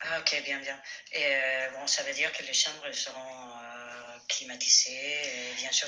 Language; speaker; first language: French; non-native, fluent; Spanish